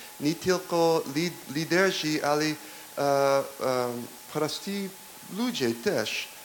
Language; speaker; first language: Polish; non-native, learner; English